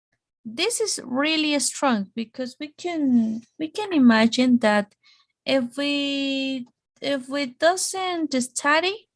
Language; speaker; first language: English; non-native, fluent; Spanish